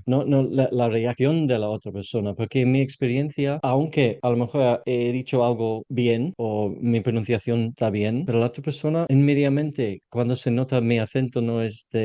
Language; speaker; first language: Spanish; non-native, learner; English